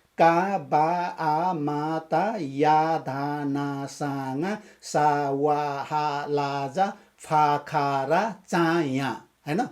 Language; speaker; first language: Nepali; non-native, local second language; Limbu